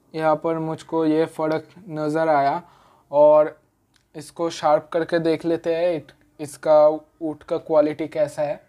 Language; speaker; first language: Hindi; non-native, local second language; Bangla